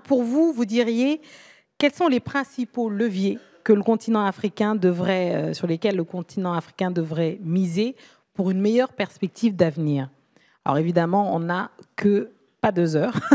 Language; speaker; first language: French; native; French